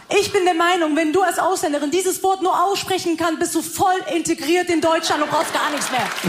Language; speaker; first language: German; early bilingual, other home language; Persian